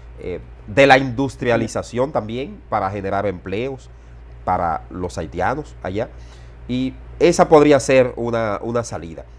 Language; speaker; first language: Spanish; native; Spanish